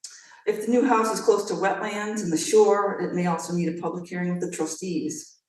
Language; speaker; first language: English; native; English